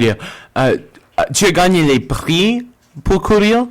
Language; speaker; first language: French; non-native, learner; English